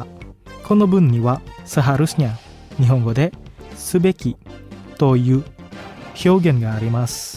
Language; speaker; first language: Japanese; non-native, fluent; Indonesian